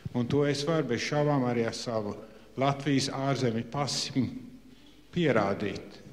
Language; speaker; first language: Latvian; early bilingual, heritage; Latvian